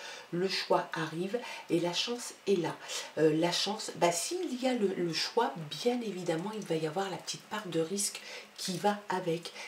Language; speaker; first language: French; native; French